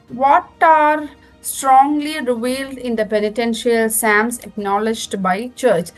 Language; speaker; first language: English; non-native, local second language; Malayalam